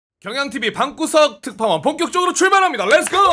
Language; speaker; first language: Korean; native; Korean